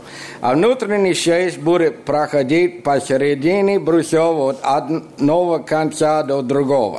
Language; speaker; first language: Russian; non-native, fluent; English